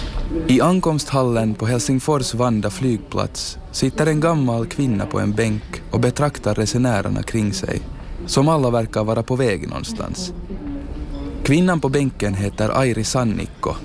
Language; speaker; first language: Swedish; native; Swedish